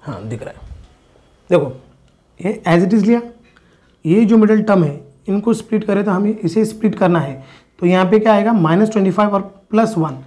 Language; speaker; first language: Hindi; non-native, local second language; Marathi